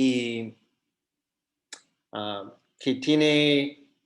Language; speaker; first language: Spanish; non-native, fluent; English